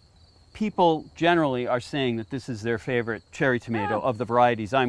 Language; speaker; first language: English; native; English